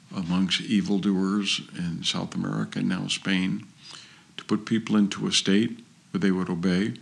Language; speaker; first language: English; native; English